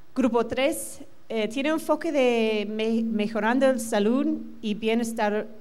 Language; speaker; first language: Spanish; non-native, fluent; English